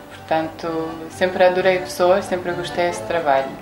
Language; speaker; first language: Portuguese; non-native, fluent; Ukrainian